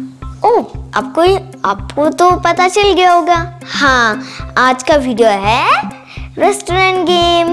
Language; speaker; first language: Hindi; native; Hindi